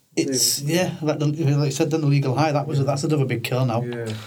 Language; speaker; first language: English; native; English